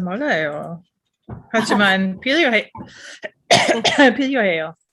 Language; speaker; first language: Korean; non-native, learner; English